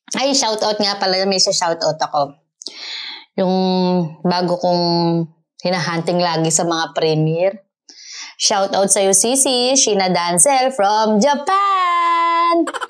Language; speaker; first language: Filipino; native; Filipino